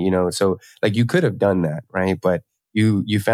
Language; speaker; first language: English; native; English